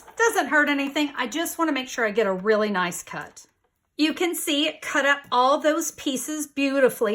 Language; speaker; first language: English; native; English